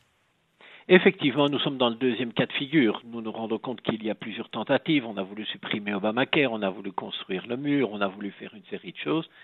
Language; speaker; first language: French; native; French